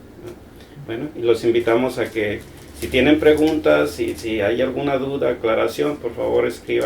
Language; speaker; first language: Spanish; native; Spanish